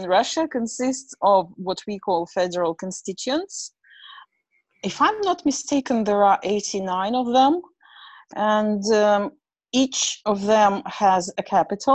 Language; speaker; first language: English; non-native, fluent; Russian